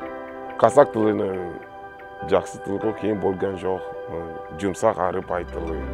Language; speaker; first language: Kazakh; non-native, learner; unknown